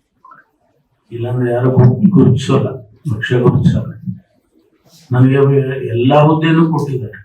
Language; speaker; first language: Kannada; native; Kannada